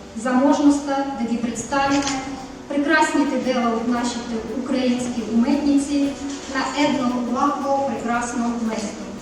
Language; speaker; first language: Macedonian; non-native, fluent; Ukrainian